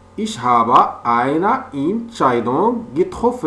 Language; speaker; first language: German; non-native, fluent; French